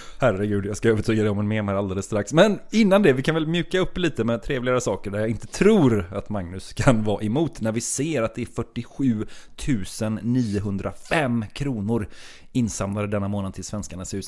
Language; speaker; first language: Swedish; native; Swedish